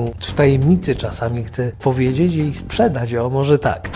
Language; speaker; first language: Polish; native; Polish